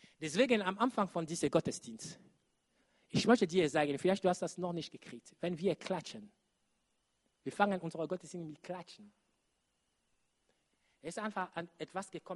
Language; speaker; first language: German; non-native, fluent; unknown